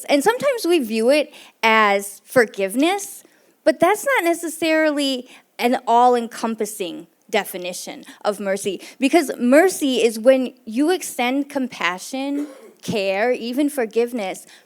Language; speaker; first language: English; native; English